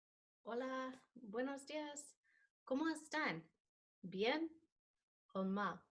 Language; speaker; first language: Spanish; non-native, fluent; English